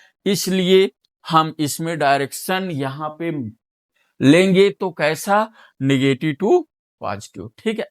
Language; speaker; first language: Hindi; native; Hindi